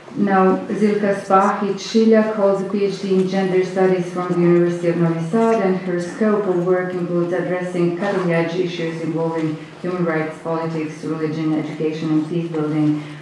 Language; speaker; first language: English; non-native, fluent; Croatian